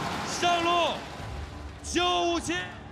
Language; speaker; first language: Chinese; native; Chinese